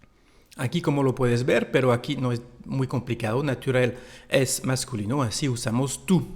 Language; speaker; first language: Spanish; non-native, fluent; French